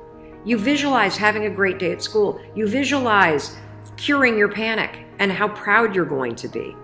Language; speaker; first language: English; native; English